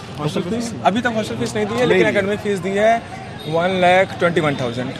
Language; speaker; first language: Hindi; native; Hindi